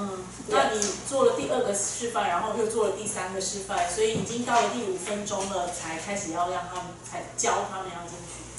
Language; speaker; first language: Chinese; native; Chinese